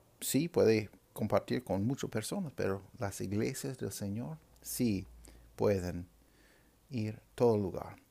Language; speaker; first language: Spanish; non-native, fluent; English